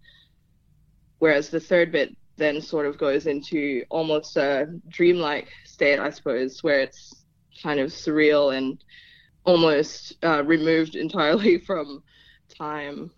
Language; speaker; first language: English; non-native, local second language; Filipino